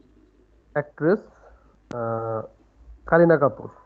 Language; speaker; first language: English; non-native, learner; Bangla